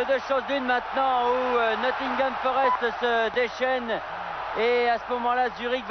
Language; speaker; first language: French; native; French